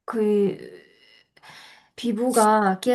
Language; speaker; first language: Korean; non-native, fluent; Russian